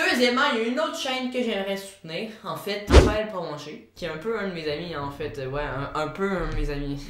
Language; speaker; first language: French; native; French